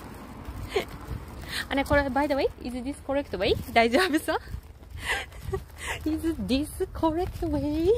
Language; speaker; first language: English; non-native, learner; Japanese